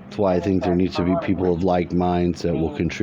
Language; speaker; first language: English; native; English